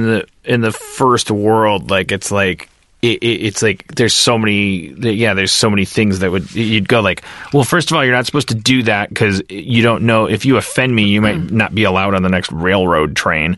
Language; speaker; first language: English; native; English